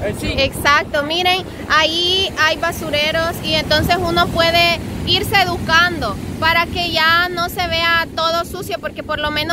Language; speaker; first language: Spanish; native; Spanish